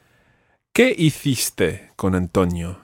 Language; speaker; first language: Spanish; non-native, fluent; English